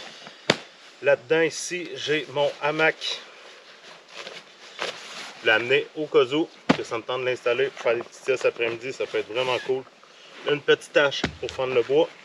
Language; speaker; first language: French; native; French